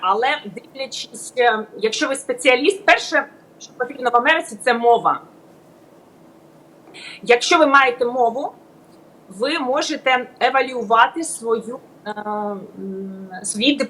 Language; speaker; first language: Ukrainian; native; Ukrainian